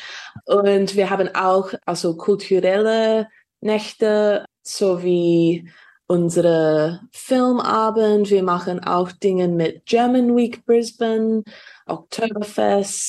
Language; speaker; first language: German; non-native, fluent; English